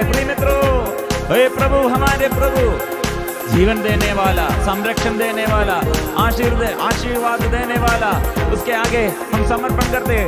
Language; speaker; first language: Hindi; non-native, local second language; Malayalam